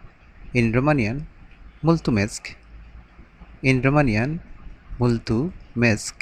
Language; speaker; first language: Romanian; non-native, learner; Bangla